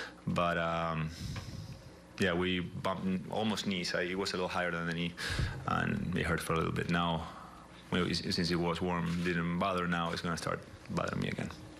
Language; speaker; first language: English; non-native, fluent; Spanish